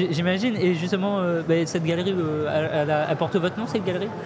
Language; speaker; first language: French; native; French